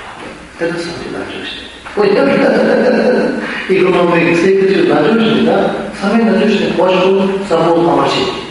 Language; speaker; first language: Russian; non-native, learner; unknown